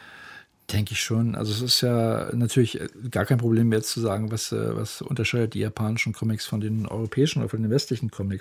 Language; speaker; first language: German; native; German